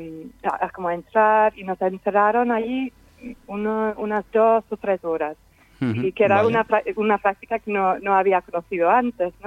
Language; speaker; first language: Spanish; non-native, fluent; English